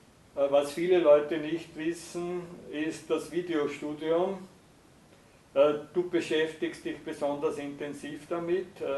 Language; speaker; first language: German; native; German